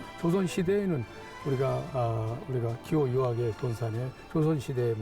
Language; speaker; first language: Korean; native; Korean